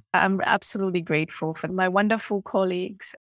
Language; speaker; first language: English; non-native, local second language; Ganda